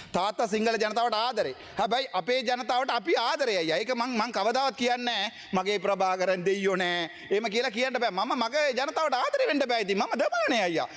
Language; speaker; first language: Sinhala; non-native, local second language; Tamil